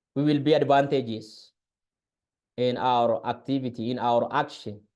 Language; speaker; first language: English; non-native, local second language; Amharic